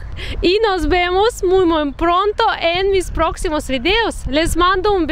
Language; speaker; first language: Spanish; non-native, fluent; Russian